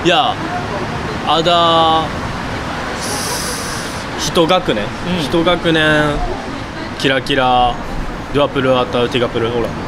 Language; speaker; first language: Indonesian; non-native, learner; Japanese